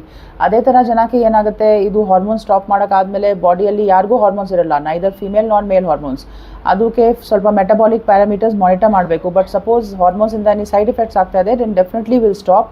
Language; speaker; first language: Kannada; non-native, learner; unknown